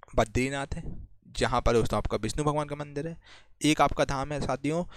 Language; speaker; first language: Hindi; native; Hindi